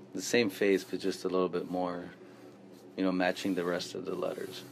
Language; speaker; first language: English; native; English